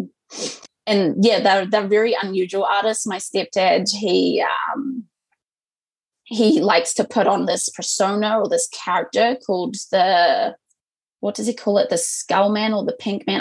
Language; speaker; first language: English; native; English